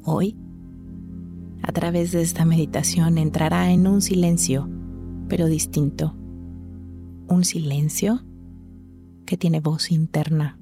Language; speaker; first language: Spanish; native; Spanish